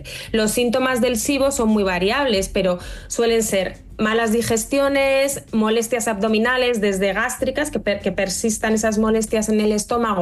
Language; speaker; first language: Spanish; native; Spanish